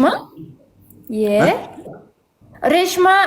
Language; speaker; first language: English; non-native, learner; Uzbek